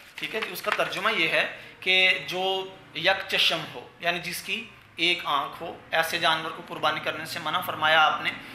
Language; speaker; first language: Urdu; non-native, local second language; Punjabi